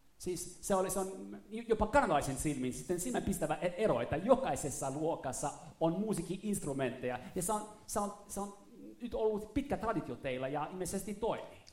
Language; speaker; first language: Finnish; non-native, fluent; French